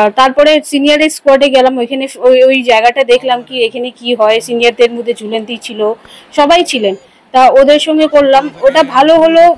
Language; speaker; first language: Bangla; non-native, local second language; Hindi